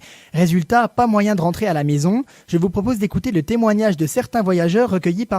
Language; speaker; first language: French; native; French